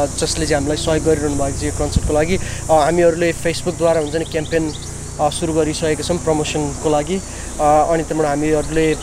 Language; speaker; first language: Nepali; native; Nepali